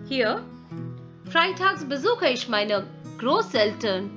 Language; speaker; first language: German; non-native, fluent; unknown